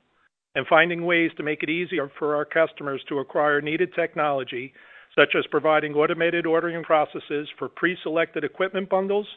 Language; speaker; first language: English; native; English